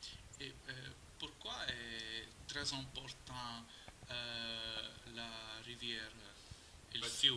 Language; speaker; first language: French; non-native, learner; Italian